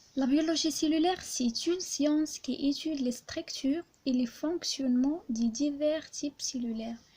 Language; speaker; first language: French; non-native, local second language; Arabic